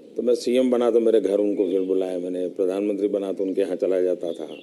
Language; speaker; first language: Hindi; non-native, local second language; Gujarati